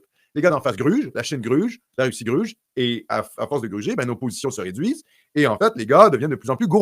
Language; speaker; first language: French; native; French